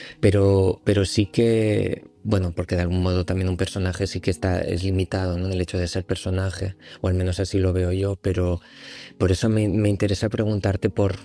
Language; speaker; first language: Spanish; native; Spanish